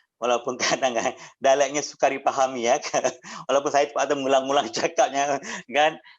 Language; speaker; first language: Malay; native; Malay